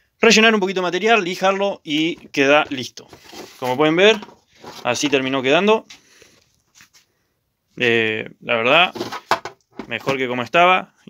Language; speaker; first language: Spanish; native; Spanish